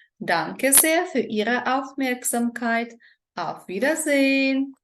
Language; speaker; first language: German; non-native, fluent; Ukrainian